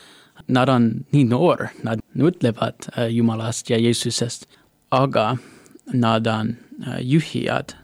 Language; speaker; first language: Estonian; non-native, learner; English